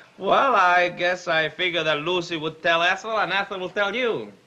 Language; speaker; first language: English; non-native, fluent; Spanish